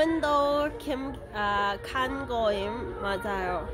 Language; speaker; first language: Korean; non-native, learner; English